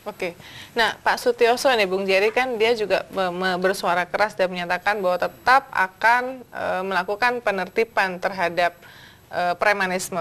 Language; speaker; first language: Indonesian; native; Indonesian